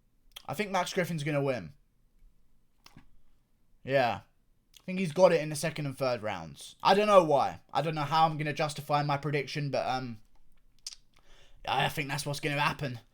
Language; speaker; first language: English; native; English